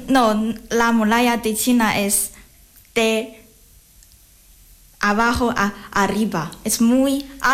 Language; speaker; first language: Spanish; non-native, learner; Chinese